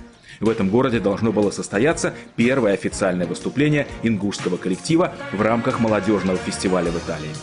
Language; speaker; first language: Russian; native; Russian